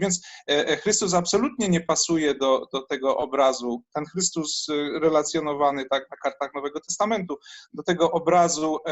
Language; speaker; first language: Polish; native; Polish